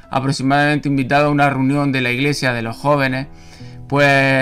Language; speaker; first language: Spanish; native; Spanish